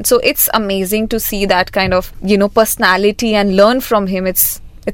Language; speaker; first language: English; non-native, local second language; Hindi